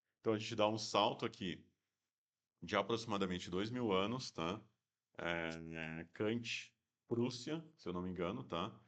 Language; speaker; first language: Portuguese; native; Portuguese